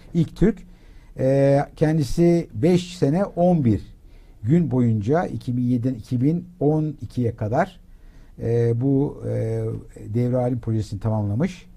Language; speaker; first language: Turkish; early bilingual, heritage; Turkish